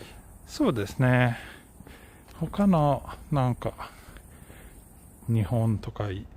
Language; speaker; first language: Japanese; non-native, fluent; Swedish